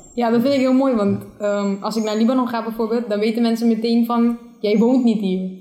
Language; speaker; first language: Dutch; non-native, local second language; Spanish